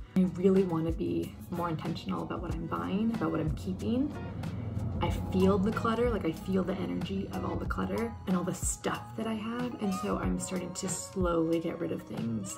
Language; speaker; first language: English; early bilingual, other home language; Spanish